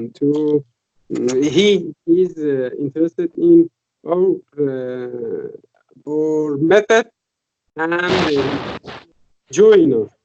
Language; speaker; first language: English; non-native, fluent; Persian